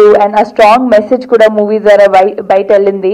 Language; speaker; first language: Telugu; non-native, local second language; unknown